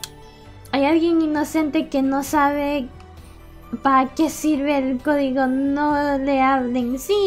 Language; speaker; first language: Spanish; early bilingual, heritage; English